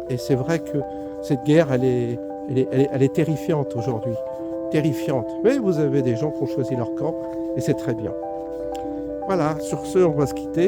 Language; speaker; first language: French; native; French